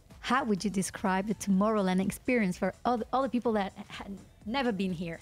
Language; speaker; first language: English; non-native, fluent; French